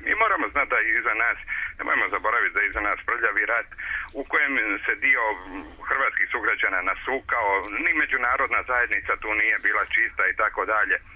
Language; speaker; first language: Croatian; native; Croatian